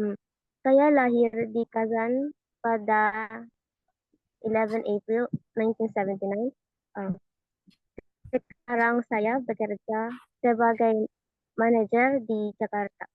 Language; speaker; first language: Indonesian; non-native, learner; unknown